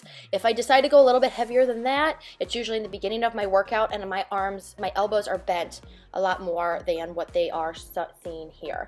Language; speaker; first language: English; native; English